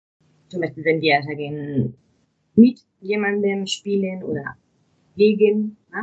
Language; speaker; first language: German; non-native, fluent; Spanish